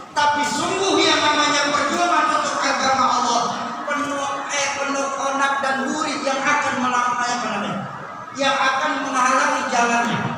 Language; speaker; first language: Indonesian; native; Indonesian